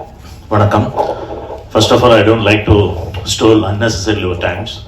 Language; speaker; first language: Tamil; native; Tamil